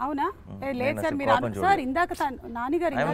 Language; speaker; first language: Telugu; native; Telugu